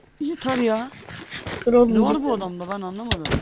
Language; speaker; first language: Turkish; native; Turkish